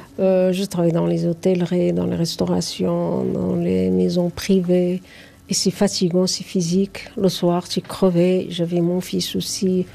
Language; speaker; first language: French; non-native, fluent; Arabic